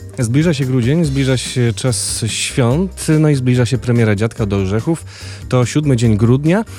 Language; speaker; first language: Polish; native; Polish